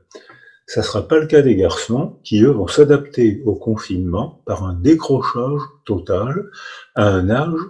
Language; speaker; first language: French; native; French